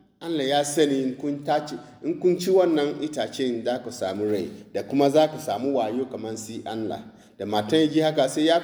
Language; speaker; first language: Hausa; non-native, local second language; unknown